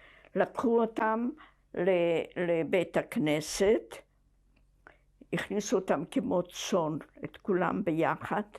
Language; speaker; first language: Hebrew; non-native, fluent; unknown